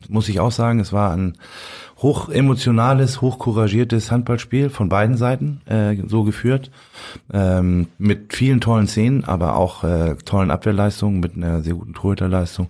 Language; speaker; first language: German; native; German